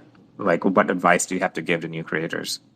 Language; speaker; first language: English; native; English